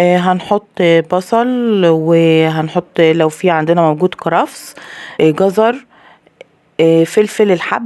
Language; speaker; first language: Arabic; native; Arabic